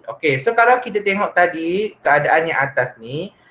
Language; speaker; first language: English; non-native, local second language; Malay